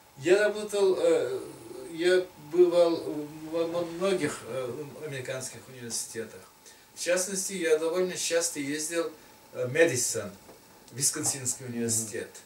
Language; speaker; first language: Russian; non-native, local second language; Tatar